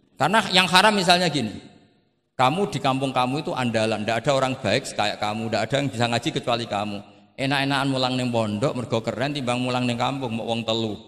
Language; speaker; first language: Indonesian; non-native, local second language; Javanese